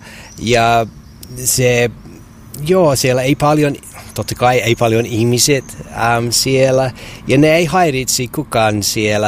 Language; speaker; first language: Finnish; non-native, learner; English